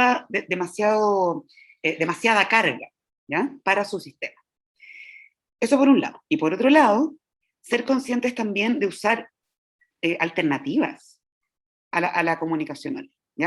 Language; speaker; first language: Spanish; native; Spanish